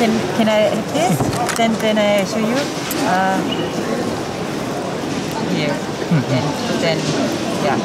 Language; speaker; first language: English; non-native, learner; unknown